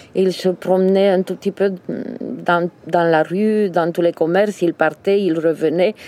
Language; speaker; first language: French; early bilingual, other home language; Romanian